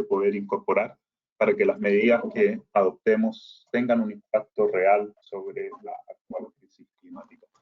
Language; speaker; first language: Spanish; native; Spanish